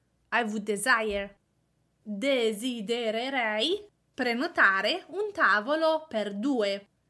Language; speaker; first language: Italian; native; Italian